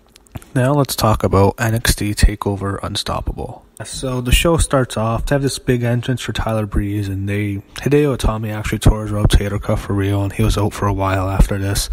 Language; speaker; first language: English; native; English